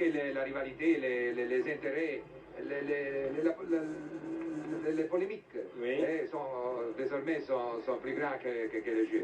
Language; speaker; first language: French; non-native, fluent; Italian